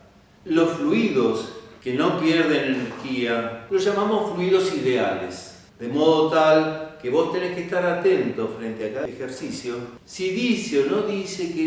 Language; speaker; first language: Spanish; native; Spanish